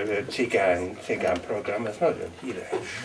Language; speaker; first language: Hungarian; non-native, learner; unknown